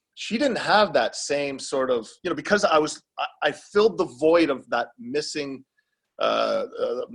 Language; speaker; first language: English; native; English